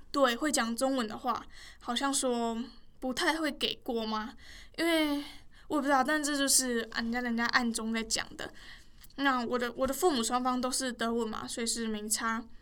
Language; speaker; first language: Chinese; native; Chinese